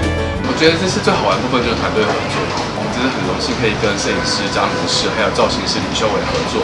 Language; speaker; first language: Chinese; native; Chinese